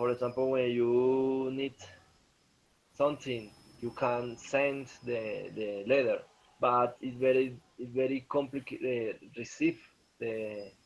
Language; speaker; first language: English; non-native, learner; Spanish